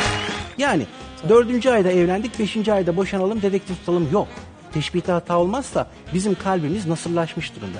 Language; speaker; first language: Turkish; native; Turkish